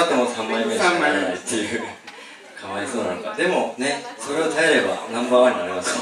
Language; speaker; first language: Japanese; early bilingual, other home language; Korean